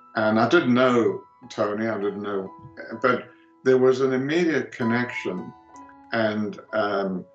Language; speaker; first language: English; early bilingual, other home language; Greek